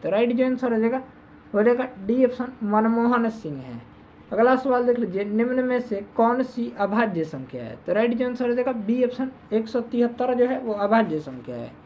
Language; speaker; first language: Hindi; native; Hindi